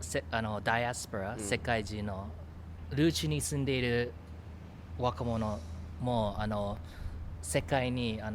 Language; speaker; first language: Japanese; early bilingual, heritage; English